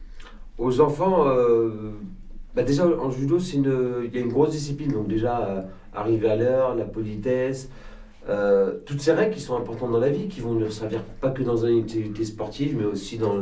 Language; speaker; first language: French; native; French